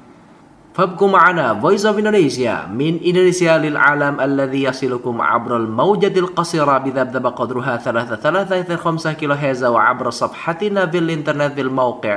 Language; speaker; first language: Arabic; non-native, fluent; Indonesian